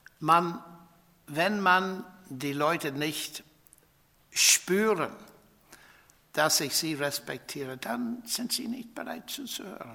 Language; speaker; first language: German; non-native, fluent; English